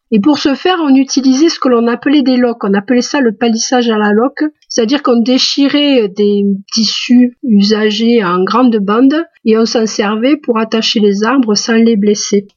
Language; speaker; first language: French; native; French